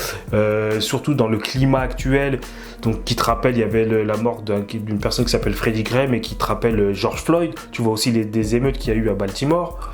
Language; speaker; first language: French; native; French